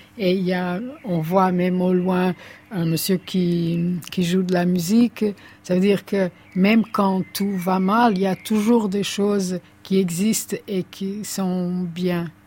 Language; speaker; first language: French; non-native, fluent; Portuguese